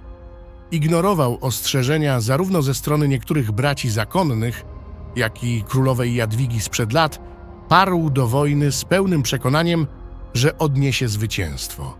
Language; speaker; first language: Polish; native; Polish